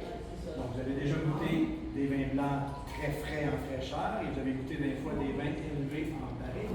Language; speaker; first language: French; native; French